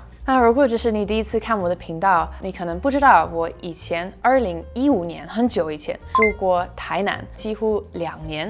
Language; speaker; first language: Chinese; non-native, fluent; English